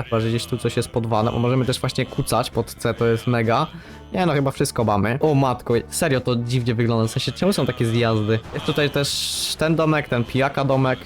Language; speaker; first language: Polish; native; Polish